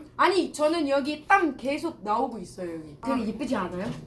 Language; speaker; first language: Korean; non-native, fluent; Arabic